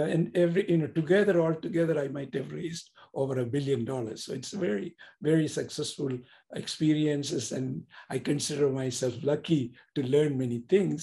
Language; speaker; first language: English; non-native, local second language; Tamil